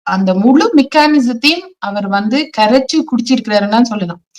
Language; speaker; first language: Tamil; early bilingual, heritage; Tamil